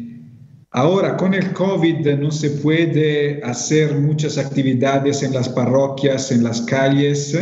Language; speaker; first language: Spanish; non-native, fluent; Italian